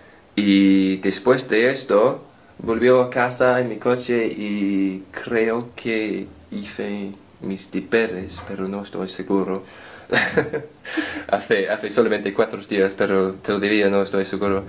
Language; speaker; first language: Spanish; non-native, learner; English